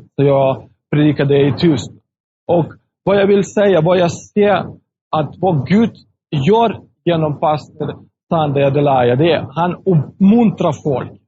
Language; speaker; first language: Swedish; non-native, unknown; Russian